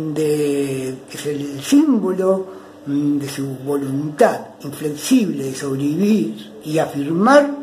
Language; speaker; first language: Spanish; native; Spanish